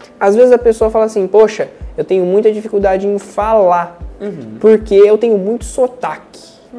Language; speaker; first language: Portuguese; native; Portuguese